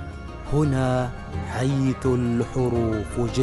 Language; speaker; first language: Arabic; native; Arabic